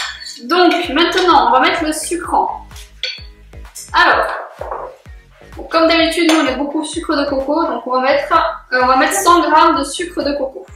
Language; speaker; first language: French; native; French